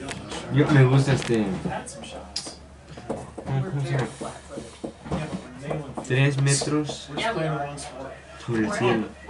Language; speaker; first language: Spanish; early bilingual, heritage; Spanish